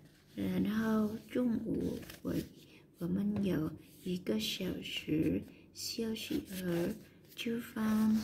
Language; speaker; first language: Chinese; non-native, learner; Vietnamese